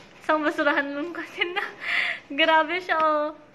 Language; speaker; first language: Filipino; native; Filipino